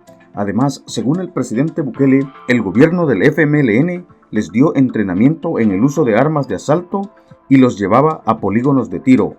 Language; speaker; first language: Spanish; native; Spanish